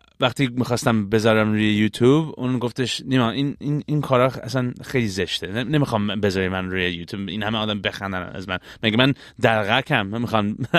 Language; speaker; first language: Persian; early bilingual, heritage; Persian